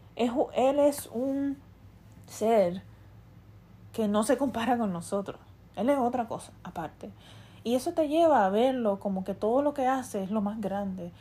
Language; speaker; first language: Spanish; early bilingual, heritage; Spanish